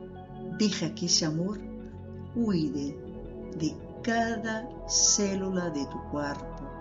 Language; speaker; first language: Spanish; non-native, fluent; Portuguese